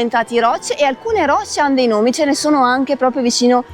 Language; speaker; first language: Italian; native; Italian